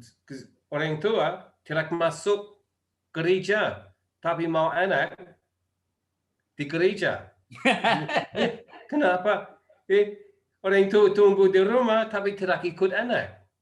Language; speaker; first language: Indonesian; non-native, learner; English